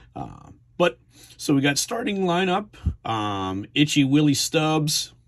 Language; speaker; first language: English; native; English